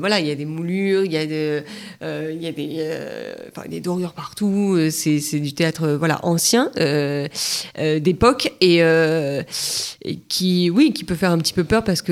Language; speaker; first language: French; native; French